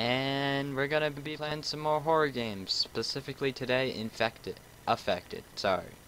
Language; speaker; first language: English; native; English